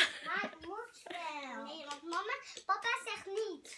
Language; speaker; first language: Dutch; native; Dutch